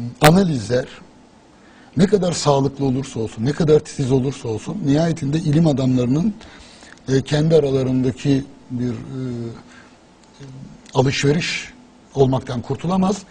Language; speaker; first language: Turkish; native; Turkish